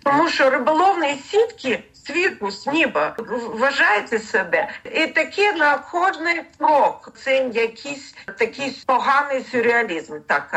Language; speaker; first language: Ukrainian; non-native, learner; Russian